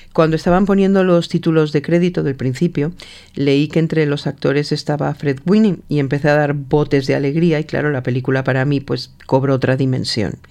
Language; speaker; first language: Spanish; native; Spanish